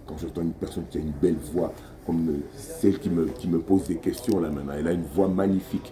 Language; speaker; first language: French; non-native, local second language; Lingala